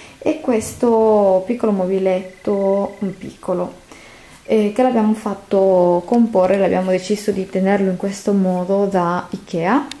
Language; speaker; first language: Italian; non-native, fluent; Spanish